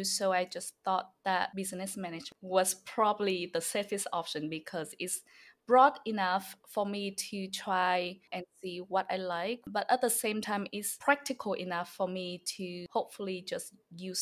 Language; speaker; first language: English; non-native, fluent; Vietnamese